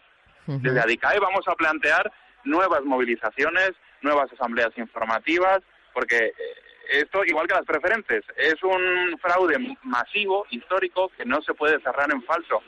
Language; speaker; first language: Spanish; native; Spanish